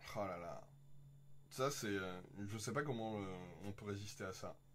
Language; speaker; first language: French; native; French